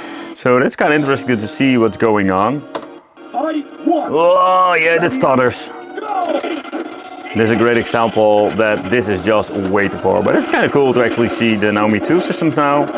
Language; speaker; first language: English; non-native, fluent; Dutch